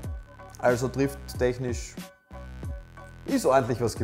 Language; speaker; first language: German; native; German